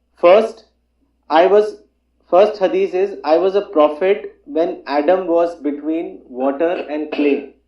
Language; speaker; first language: English; non-native, local second language; Urdu